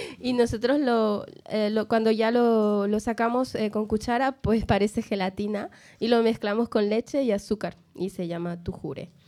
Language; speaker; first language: Spanish; native; Spanish